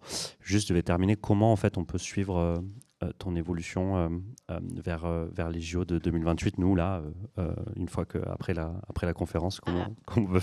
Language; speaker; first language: French; native; French